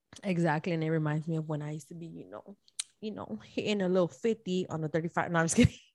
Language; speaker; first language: English; early bilingual, other home language; Spanish